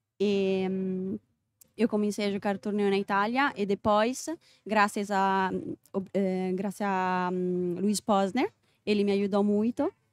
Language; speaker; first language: Portuguese; non-native, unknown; Italian